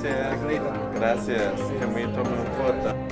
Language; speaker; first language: Spanish; non-native, learner; English